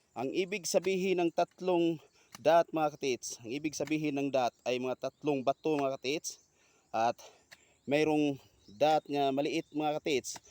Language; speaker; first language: Filipino; non-native, local second language; Cebuano